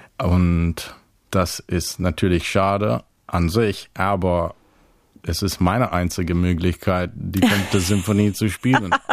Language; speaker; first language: German; non-native, fluent; English